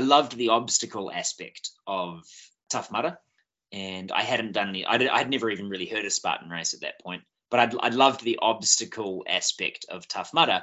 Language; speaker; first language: English; native; English